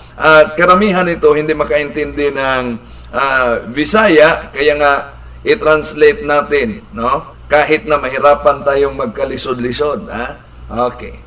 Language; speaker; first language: Filipino; non-native, local second language; Cebuano